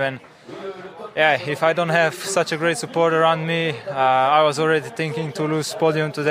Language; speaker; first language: English; non-native, fluent; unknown